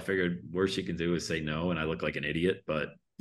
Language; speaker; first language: English; native; English